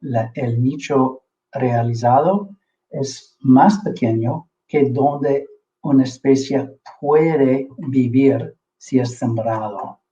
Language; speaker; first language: Spanish; non-native, fluent; English